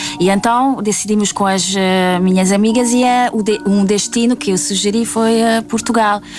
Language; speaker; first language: Portuguese; non-native, fluent; Hungarian